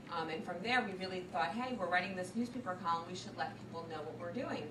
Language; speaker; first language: English; native; English